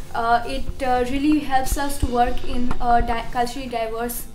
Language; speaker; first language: English; non-native, local second language; Bangla